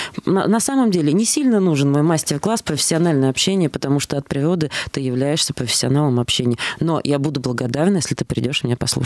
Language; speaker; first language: Russian; native; Russian